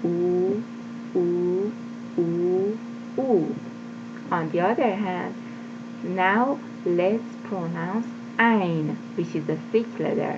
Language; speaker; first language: English; non-native, fluent; Persian